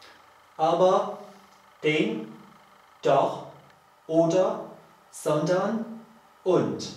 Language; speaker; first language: German; non-native, learner; Polish